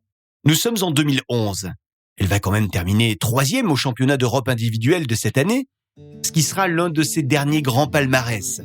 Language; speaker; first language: French; native; French